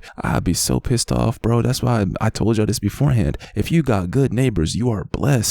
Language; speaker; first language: English; native; English